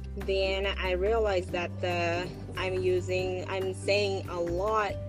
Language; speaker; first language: English; non-native, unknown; Japanese